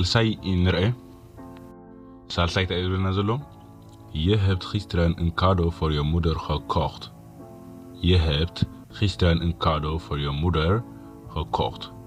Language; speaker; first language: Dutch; non-native, fluent; Tigrinya